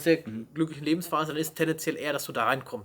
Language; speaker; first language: German; native; German